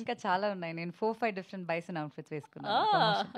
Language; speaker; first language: Telugu; non-native, fluent; Malayalam